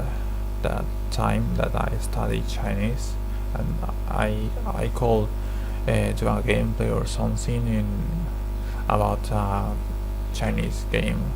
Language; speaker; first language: English; non-native, learner; Spanish